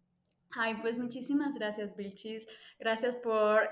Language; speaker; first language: Spanish; native; Spanish